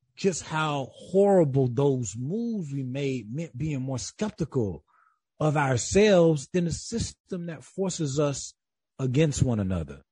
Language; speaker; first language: English; native; English